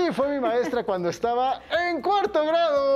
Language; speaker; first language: Spanish; native; Spanish